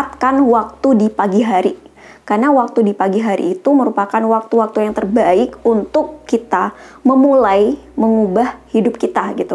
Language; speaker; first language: Indonesian; native; Indonesian